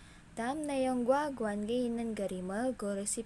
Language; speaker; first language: Korean; non-native, fluent; Indonesian